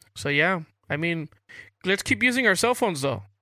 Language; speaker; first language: English; early bilingual, other home language; Spanish